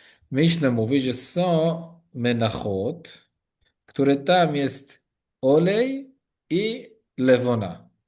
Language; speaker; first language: Polish; non-native, learner; Hebrew